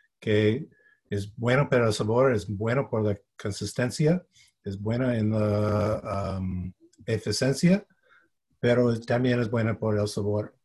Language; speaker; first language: Spanish; non-native, fluent; English